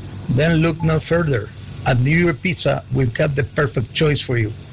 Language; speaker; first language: English; non-native, fluent; Spanish